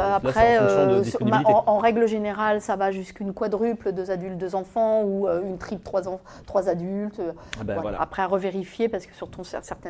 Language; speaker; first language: French; native; French